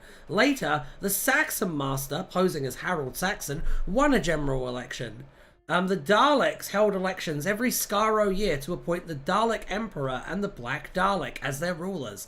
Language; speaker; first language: English; native; English